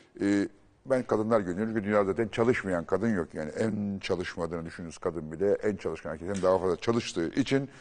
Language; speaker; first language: Turkish; native; Turkish